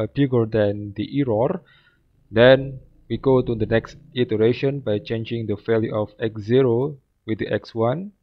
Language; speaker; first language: English; non-native, fluent; Indonesian